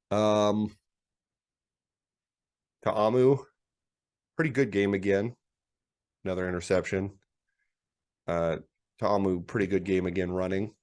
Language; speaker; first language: English; native; English